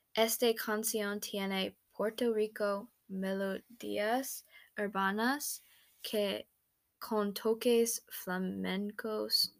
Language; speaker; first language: Spanish; non-native, fluent; English